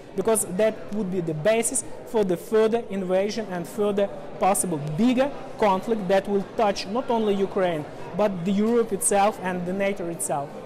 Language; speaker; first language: English; non-native, fluent; Ukrainian